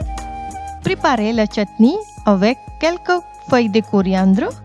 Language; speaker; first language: French; non-native, fluent; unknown